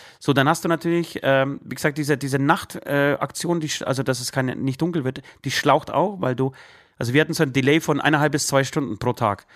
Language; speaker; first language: German; early bilingual, other home language; Polish